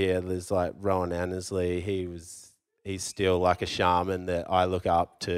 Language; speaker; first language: English; native; English